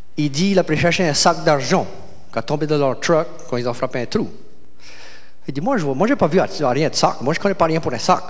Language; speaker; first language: French; native; French